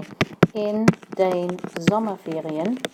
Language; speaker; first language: German; non-native, fluent; English